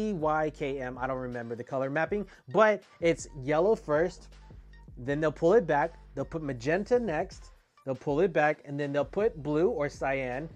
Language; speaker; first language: English; native; English